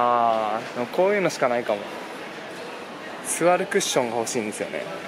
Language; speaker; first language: Japanese; native; Japanese